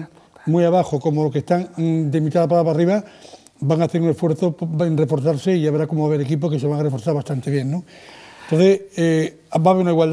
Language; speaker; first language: Spanish; native; Spanish